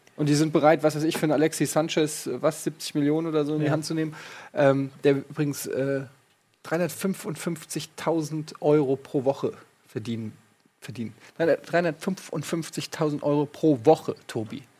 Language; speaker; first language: German; native; German